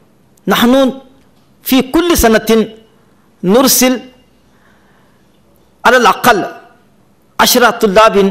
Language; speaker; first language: Arabic; non-native, fluent; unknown